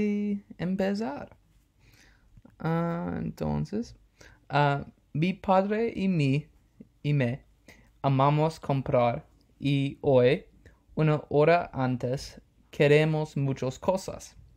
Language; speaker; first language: Spanish; non-native, learner; English